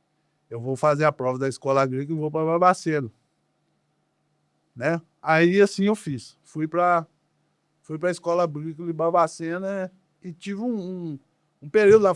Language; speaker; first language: Portuguese; native; Portuguese